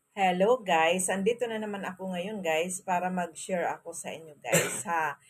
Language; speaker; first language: Filipino; non-native, local second language; Masbatenyo